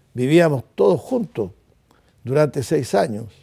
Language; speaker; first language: Spanish; native; Spanish